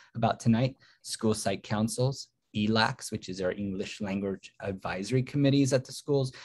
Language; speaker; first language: English; early bilingual, other home language; Spanish